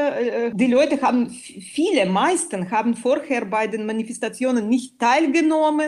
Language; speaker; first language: German; non-native, fluent; Russian